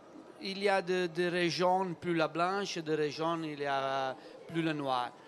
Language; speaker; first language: French; non-native, learner; Italian